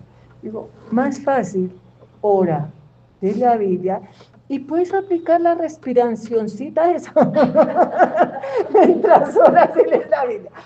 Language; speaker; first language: Spanish; native; Spanish